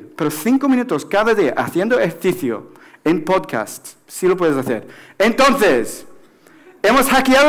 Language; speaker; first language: Spanish; non-native, fluent; English